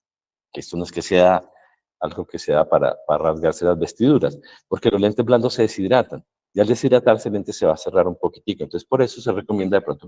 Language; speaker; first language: Spanish; native; Spanish